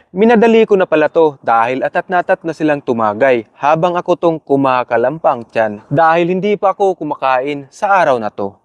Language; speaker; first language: Filipino; non-native, local second language; Cebuano